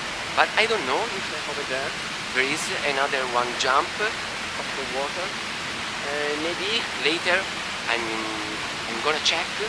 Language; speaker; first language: English; non-native, fluent; Italian